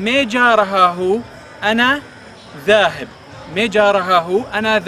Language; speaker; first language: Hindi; non-native, fluent; Arabic